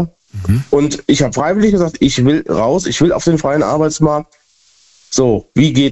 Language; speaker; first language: German; native; German